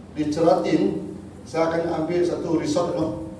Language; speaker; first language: Malay; non-native, local second language; Chinese